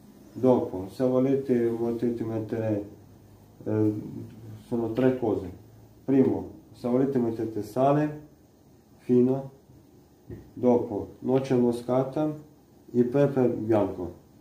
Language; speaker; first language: Italian; non-native, learner; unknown